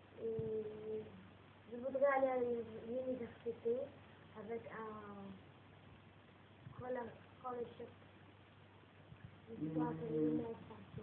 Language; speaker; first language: French; non-native, learner; Arabic